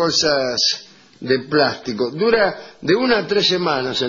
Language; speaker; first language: Spanish; native; Spanish